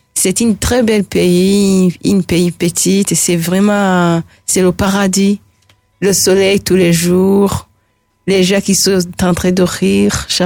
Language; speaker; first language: French; non-native, local second language; Rundi